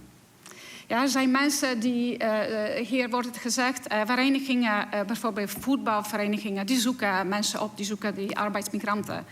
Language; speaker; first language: Dutch; non-native, fluent; Polish